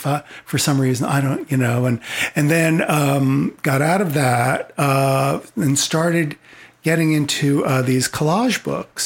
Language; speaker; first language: English; native; English